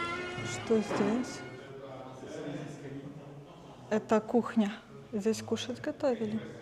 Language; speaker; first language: Russian; native; Russian